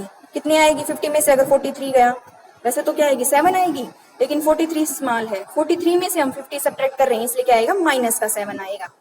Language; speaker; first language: Hindi; native; Hindi